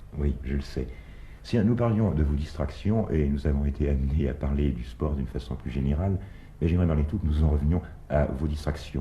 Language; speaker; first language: French; native; French